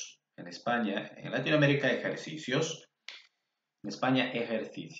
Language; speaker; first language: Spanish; non-native, fluent; English